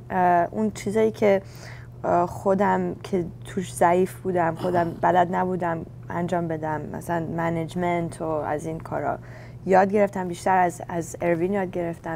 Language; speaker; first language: Persian; early bilingual, heritage; Persian